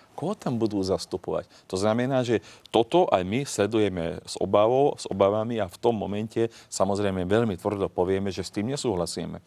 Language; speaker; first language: Slovak; non-native, local second language; Hungarian